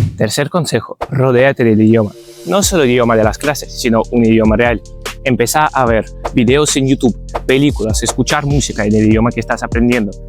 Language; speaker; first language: Spanish; non-native, fluent; Ukrainian